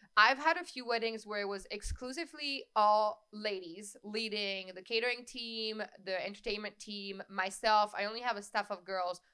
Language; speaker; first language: English; non-native, fluent; French